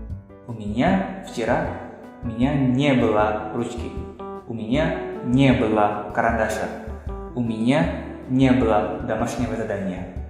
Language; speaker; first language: Russian; non-native, fluent; Indonesian